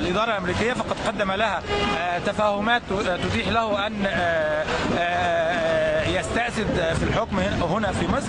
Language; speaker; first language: Arabic; native; Arabic